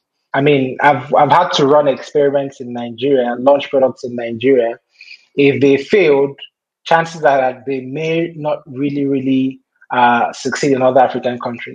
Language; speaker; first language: English; non-native, local second language; Igbo